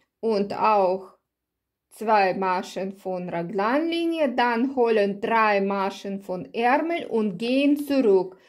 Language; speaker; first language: German; non-native, learner; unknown